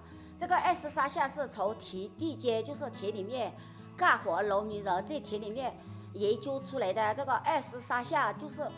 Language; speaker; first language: Chinese; non-native, local second language; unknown